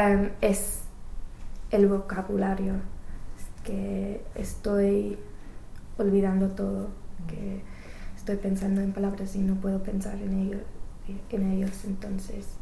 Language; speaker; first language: Spanish; non-native, learner; English